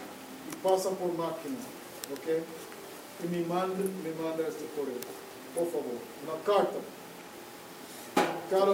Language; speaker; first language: Spanish; non-native, fluent; English